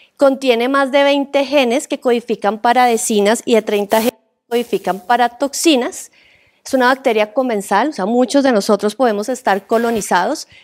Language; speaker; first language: Spanish; native; Spanish